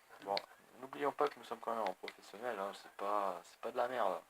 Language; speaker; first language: French; native; French